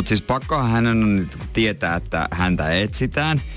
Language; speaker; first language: Finnish; native; Finnish